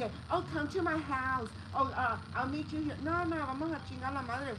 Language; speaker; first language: English; early bilingual, other home language; Spanish